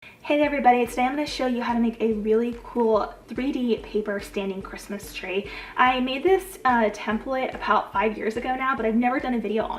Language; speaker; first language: English; native; English